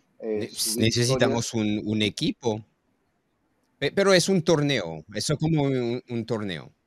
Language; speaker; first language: Spanish; non-native, fluent; English